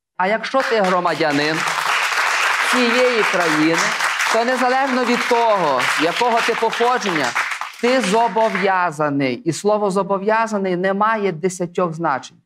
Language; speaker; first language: Ukrainian; native; Ukrainian